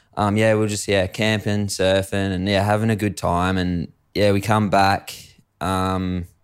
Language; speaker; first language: English; native; English